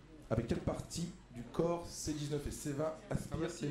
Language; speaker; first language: French; native; French